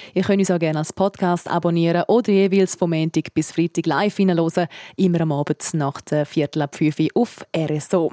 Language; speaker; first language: German; native; German